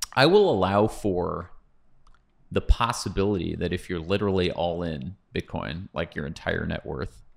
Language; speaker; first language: English; native; English